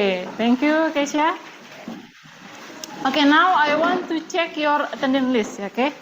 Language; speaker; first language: English; non-native, learner; Indonesian